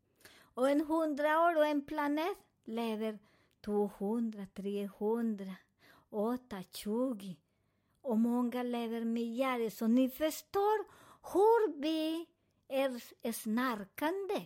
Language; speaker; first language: Swedish; non-native, learner; Spanish